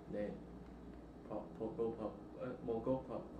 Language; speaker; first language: Korean; non-native, learner; Chinese